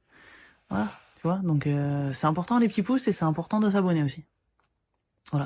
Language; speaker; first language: French; native; French